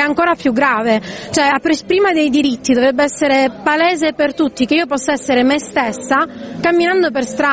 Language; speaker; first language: Italian; native; Italian